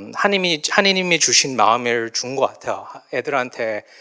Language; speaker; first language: Korean; early bilingual, heritage; Korean